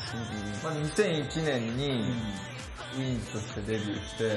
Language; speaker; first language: Japanese; native; Japanese